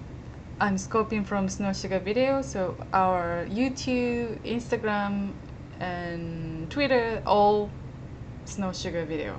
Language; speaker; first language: English; non-native, fluent; Japanese